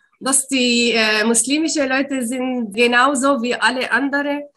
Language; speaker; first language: German; non-native, learner; Arabic